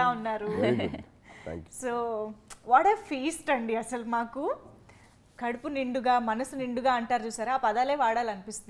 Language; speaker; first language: Telugu; native; Telugu